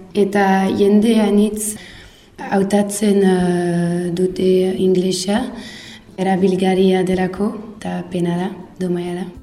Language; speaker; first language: Basque; non-native, learner; Dutch